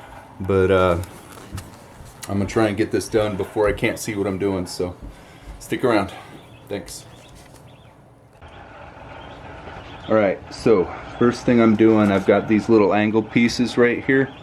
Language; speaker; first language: English; native; English